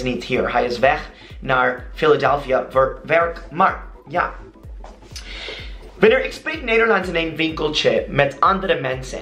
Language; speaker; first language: Dutch; non-native, learner; Spanish